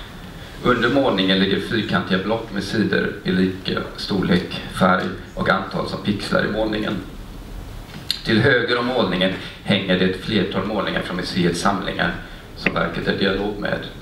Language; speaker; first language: Swedish; native; Swedish